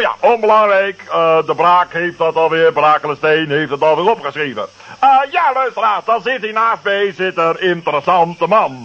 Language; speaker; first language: Dutch; native; Dutch